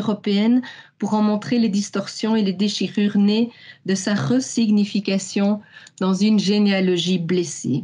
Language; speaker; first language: French; native; French